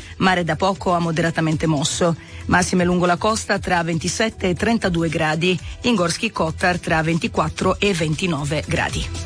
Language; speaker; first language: Italian; native; Italian